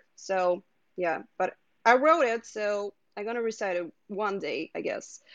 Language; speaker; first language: English; non-native, fluent; Russian